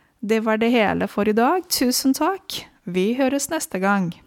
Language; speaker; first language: Norwegian; non-native, fluent; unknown